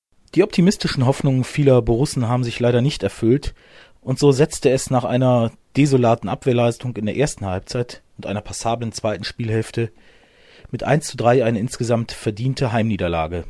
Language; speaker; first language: German; native; German